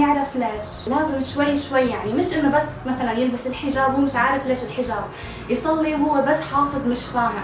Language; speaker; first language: Arabic; native; Arabic